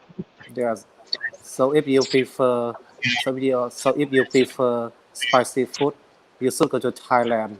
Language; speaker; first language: English; non-native, learner; Vietnamese